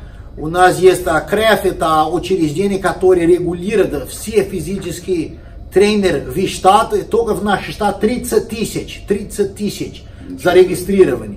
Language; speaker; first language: Russian; non-native, fluent; Portuguese